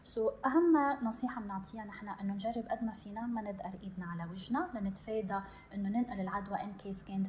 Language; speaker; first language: Arabic; native; Arabic